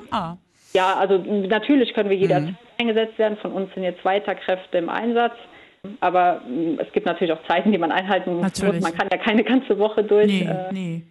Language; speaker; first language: German; native; German